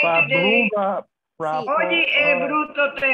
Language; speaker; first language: Italian; non-native, learner; English